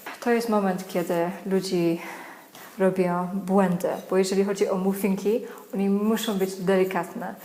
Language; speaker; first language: Polish; non-native, learner; English